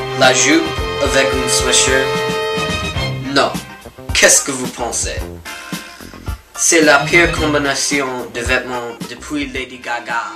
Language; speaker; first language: French; non-native, learner; English